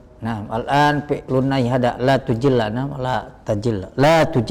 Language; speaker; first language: Arabic; non-native, fluent; Indonesian